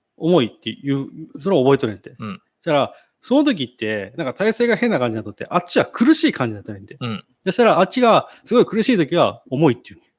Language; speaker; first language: Japanese; native; Japanese